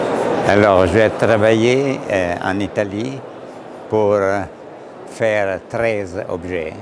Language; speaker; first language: French; non-native, learner; Italian